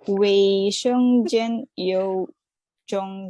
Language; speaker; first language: Chinese; non-native, learner; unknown